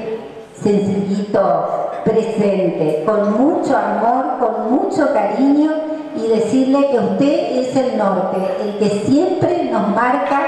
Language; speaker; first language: Spanish; native; Spanish